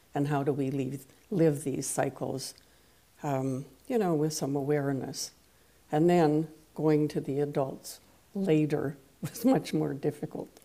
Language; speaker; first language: English; non-native, fluent; French